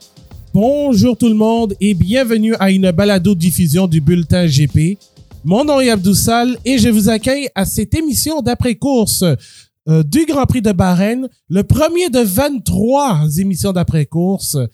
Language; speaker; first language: French; native; French